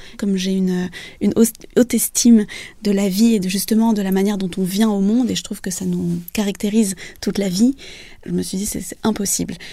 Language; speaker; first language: French; early bilingual, other home language; Vietnamese